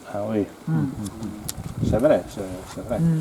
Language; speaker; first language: French; non-native, learner; Italian